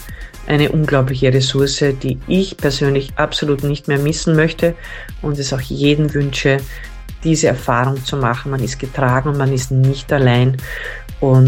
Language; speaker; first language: German; native; German